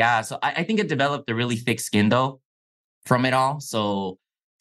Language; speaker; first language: English; non-native, fluent; Chinese